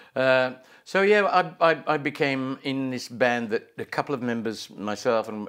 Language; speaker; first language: English; native; English